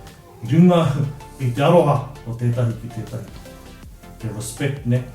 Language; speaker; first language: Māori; non-native, local second language; English